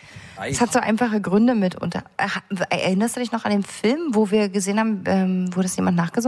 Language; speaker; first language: German; native; German